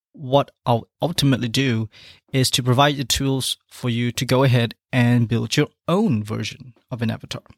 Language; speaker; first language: English; non-native, local second language; Chinese